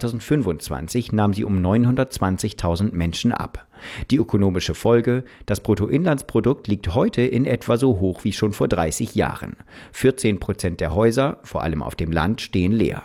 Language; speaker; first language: German; native; German